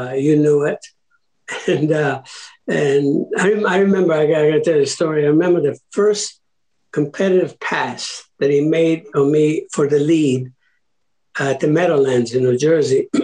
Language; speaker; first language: English; early bilingual, other home language; Italian